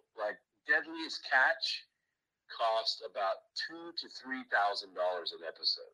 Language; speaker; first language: English; native; English